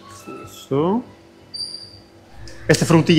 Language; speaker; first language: Spanish; non-native, learner; Urdu